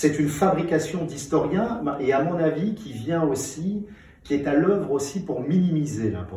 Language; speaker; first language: French; native; French